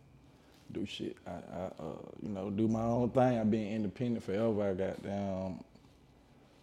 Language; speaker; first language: English; native; English